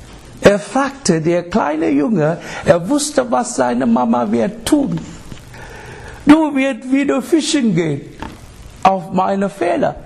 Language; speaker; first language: German; non-native, learner; English